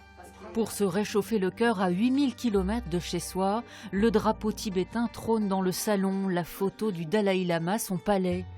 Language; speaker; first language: French; native; French